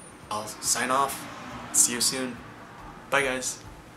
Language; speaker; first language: English; early bilingual, other home language; Indonesian